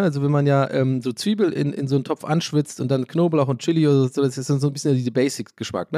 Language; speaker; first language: German; native; German